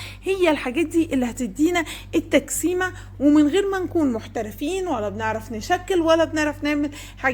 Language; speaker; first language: Arabic; native; Arabic